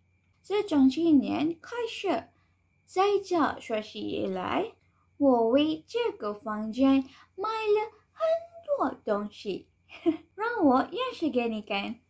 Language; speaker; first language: Chinese; non-native, learner; Malay